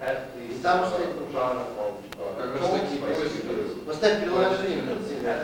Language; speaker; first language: Russian; native; Russian